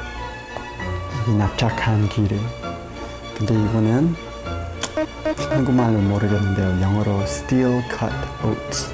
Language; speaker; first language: Korean; non-native, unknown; English